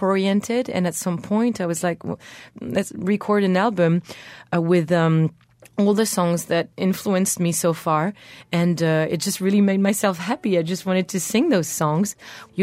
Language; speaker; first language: English; non-native, fluent; French